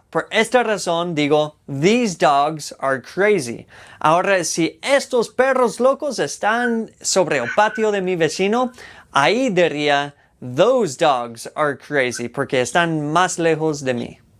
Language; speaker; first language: Spanish; non-native, fluent; English